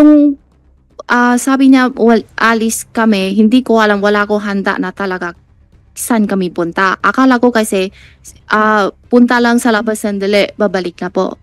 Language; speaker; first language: Filipino; non-native, learner; Chinese